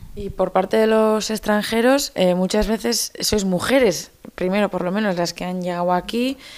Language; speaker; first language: Spanish; native; Spanish